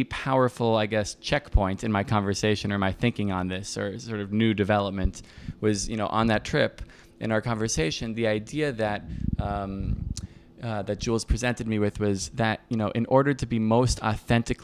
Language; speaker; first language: English; native; English